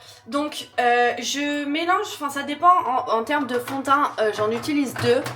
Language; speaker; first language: French; native; French